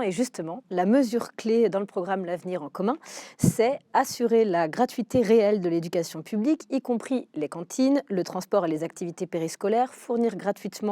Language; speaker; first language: French; native; French